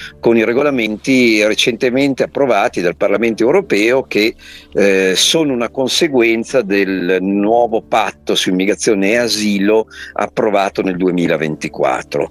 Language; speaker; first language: Italian; native; Italian